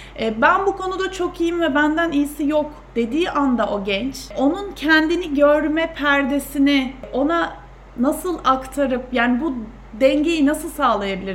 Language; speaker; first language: Turkish; native; Turkish